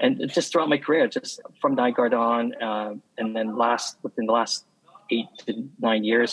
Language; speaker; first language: English; native; English